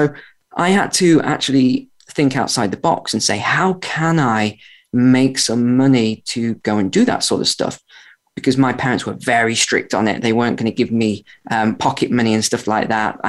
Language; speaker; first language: English; native; English